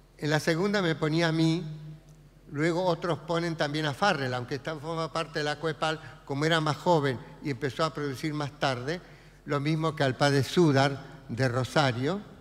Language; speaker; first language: Spanish; native; Spanish